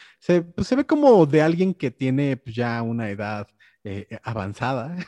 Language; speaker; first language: Spanish; native; Spanish